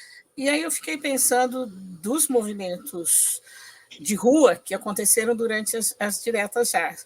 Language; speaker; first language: Portuguese; native; Portuguese